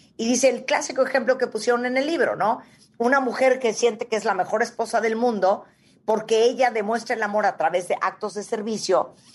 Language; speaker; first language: Spanish; native; Spanish